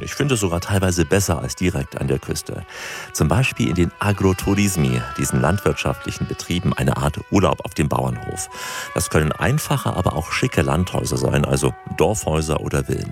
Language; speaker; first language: German; native; German